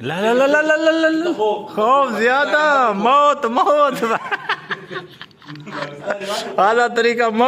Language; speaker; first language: Arabic; non-native, learner; Urdu